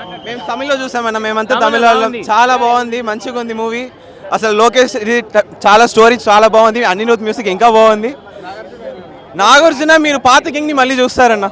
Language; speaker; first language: Telugu; non-native, local second language; Tamil